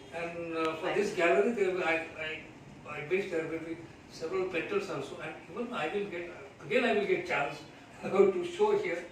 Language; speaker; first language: English; non-native, local second language; Marathi